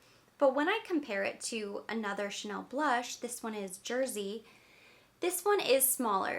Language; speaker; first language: English; native; English